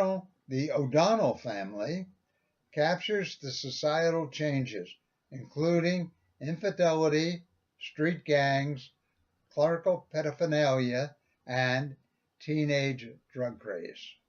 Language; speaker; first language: English; native; English